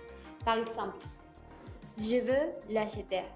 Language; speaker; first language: French; non-native, learner; Spanish